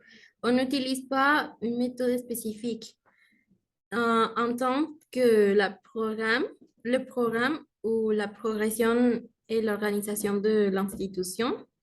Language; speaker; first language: French; non-native, learner; Spanish